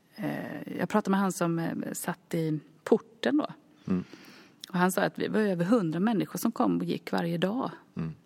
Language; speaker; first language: Swedish; early bilingual, other home language; Finnish